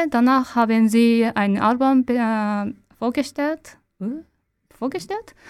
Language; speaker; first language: German; non-native, learner; Japanese